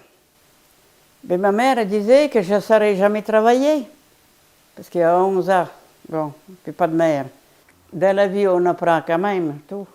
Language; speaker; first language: French; non-native, fluent; Polish